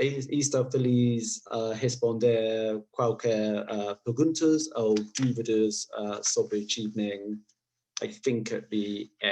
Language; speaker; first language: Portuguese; non-native, learner; English